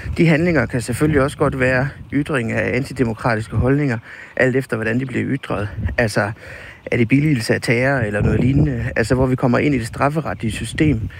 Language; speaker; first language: Danish; native; Danish